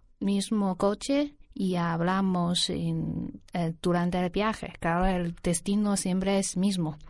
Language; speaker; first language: Spanish; non-native, learner; Chinese